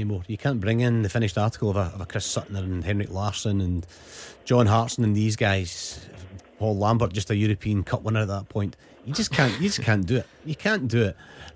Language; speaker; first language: English; native; English